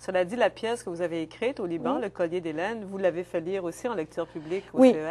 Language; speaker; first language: French; native; French